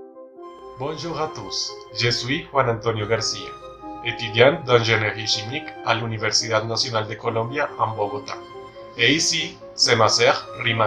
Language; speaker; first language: French; non-native, learner; Spanish